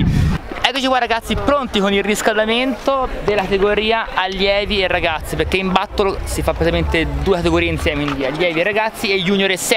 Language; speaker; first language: Italian; native; Italian